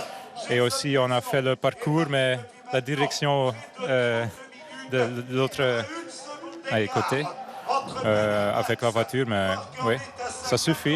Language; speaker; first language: French; non-native, fluent; Dutch